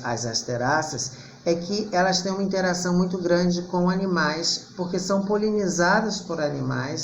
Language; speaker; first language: Portuguese; native; Portuguese